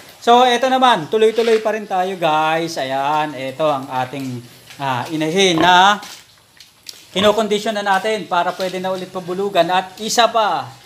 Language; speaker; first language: Filipino; native; Filipino